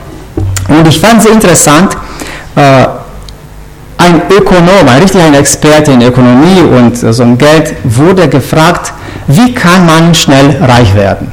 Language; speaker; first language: German; non-native, fluent; Romanian